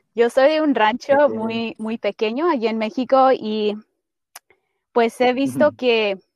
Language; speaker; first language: Spanish; early bilingual, heritage; Spanish